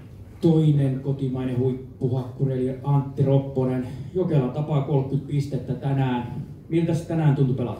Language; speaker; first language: Finnish; native; Finnish